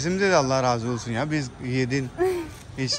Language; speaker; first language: Turkish; non-native, learner; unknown